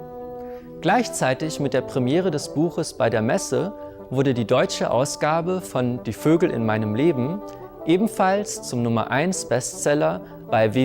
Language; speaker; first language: German; native; German